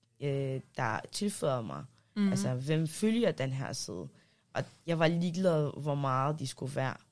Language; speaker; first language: Danish; early bilingual, other home language; Arabic